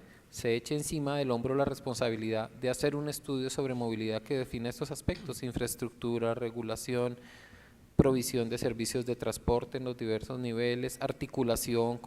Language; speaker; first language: Spanish; native; Spanish